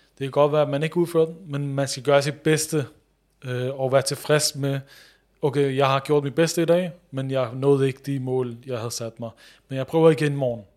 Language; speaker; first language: Danish; early bilingual, other home language; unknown